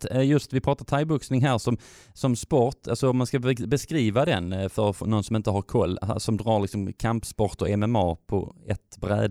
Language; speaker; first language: Swedish; native; Swedish